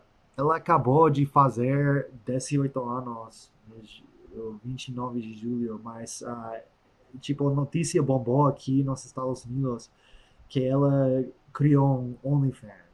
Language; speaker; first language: Portuguese; non-native, fluent; English